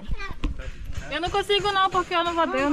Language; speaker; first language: Portuguese; native; Portuguese